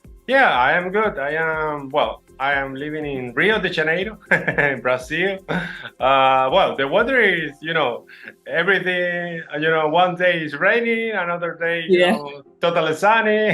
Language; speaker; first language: English; non-native, learner; Spanish